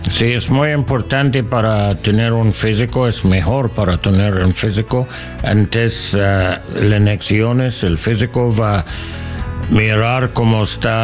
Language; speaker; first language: Spanish; non-native, learner; English